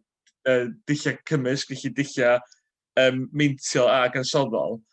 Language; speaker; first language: Welsh; native; Welsh